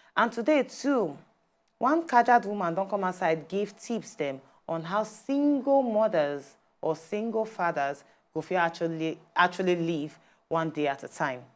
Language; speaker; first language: Nigerian Pidgin; native; Nigerian Pidgin